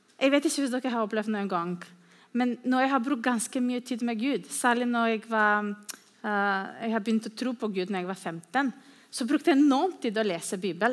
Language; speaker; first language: Norwegian; non-native, fluent; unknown